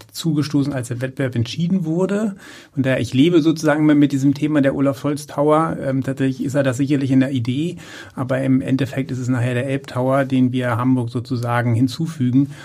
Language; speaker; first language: German; native; German